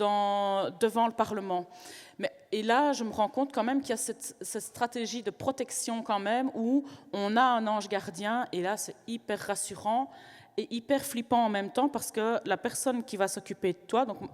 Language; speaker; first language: French; native; French